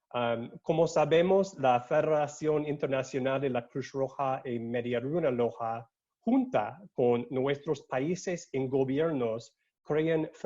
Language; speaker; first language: Spanish; non-native, learner; English